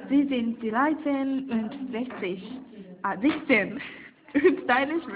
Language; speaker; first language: German; non-native, learner; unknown